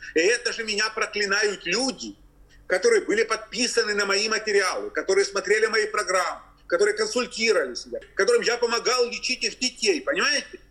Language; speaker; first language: Russian; native; Russian